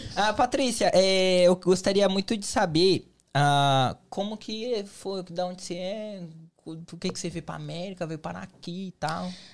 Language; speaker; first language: Portuguese; native; Portuguese